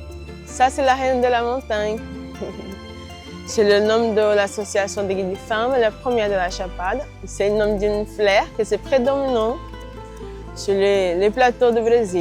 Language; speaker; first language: French; non-native, learner; Portuguese